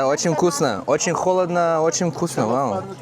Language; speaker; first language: Russian; non-native, learner; Lithuanian